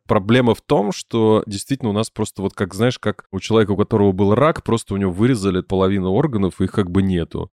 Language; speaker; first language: Russian; native; Russian